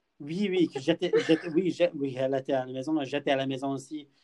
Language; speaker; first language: French; non-native, learner; English